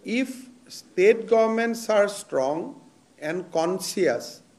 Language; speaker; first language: English; non-native, local second language; Assamese